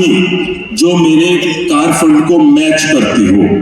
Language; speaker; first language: Hindi; native; Hindi